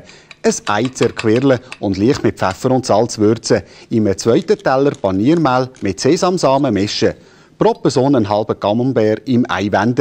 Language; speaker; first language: German; native; German